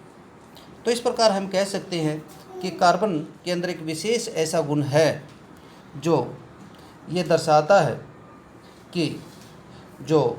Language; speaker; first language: Hindi; native; Hindi